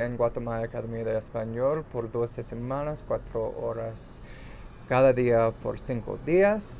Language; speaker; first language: Spanish; non-native, learner; English